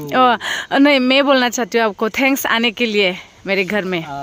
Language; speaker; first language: Hindi; non-native, local second language; Bodo